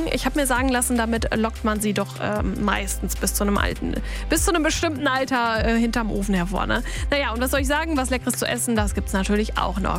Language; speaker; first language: German; native; German